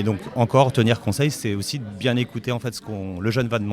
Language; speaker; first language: French; native; French